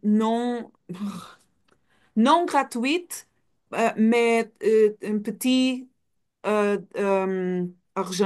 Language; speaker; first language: French; non-native, learner; Portuguese